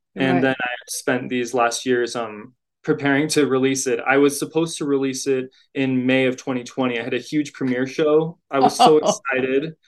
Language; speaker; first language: English; native; English